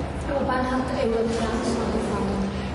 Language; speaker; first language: German; non-native, fluent; Spanish